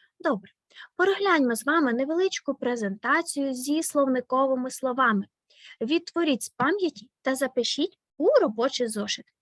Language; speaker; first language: Ukrainian; native; Ukrainian